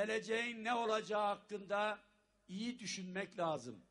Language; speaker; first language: Turkish; native; Turkish